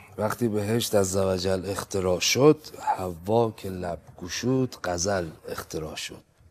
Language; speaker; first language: Persian; native; Persian